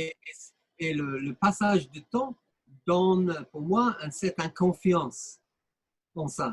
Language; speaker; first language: French; non-native, fluent; English